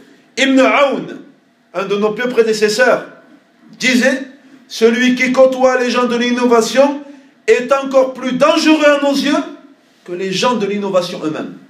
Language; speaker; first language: French; native; French